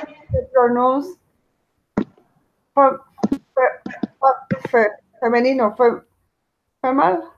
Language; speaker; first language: English; non-native, learner; Spanish